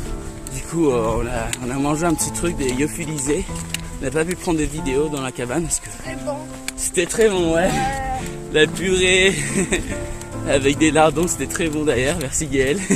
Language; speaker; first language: French; native; French